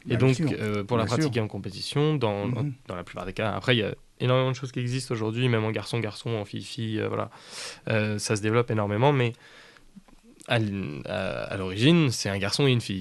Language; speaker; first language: French; native; French